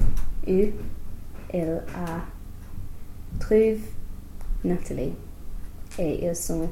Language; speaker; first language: French; non-native, learner; English